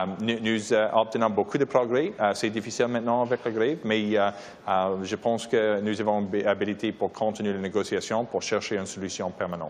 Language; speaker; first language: French; non-native, local second language; English